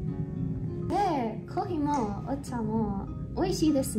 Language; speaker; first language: Japanese; non-native, learner; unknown